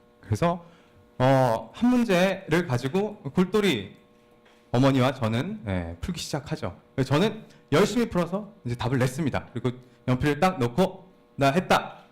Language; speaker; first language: Korean; native; Korean